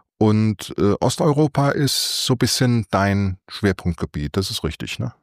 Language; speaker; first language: German; native; German